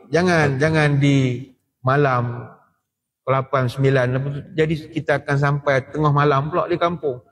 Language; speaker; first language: Malay; native; Malay